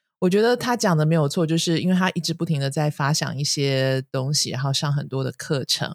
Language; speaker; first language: Chinese; native; Chinese